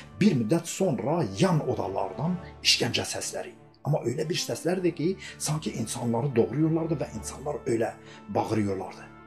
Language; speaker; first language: Turkish; non-native, local second language; Kurdish